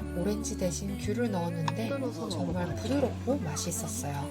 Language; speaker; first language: Korean; native; Korean